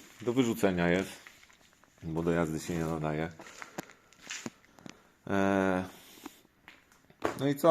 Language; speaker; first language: Polish; native; Polish